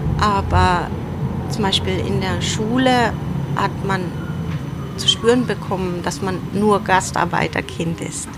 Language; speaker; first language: German; early bilingual, other home language; Turoyo